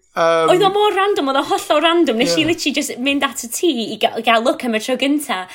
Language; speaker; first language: Welsh; non-native, local second language; English